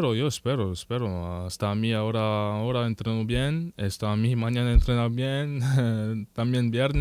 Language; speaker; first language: Spanish; non-native, learner; French